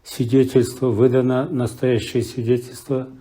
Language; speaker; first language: Russian; non-native, local second language; Kazakh